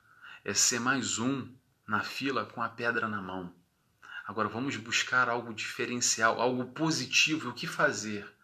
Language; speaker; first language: Portuguese; native; Portuguese